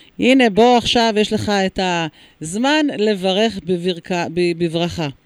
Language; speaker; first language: Hebrew; native; Hebrew